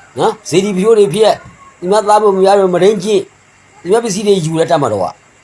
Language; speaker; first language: Burmese; native; Burmese